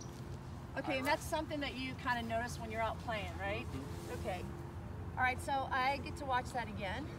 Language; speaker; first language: English; native; English